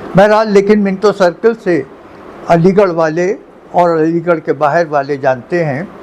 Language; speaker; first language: Urdu; native; Urdu